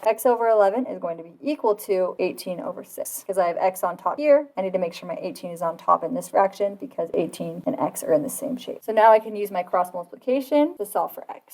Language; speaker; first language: English; native; English